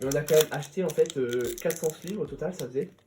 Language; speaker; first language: French; native; French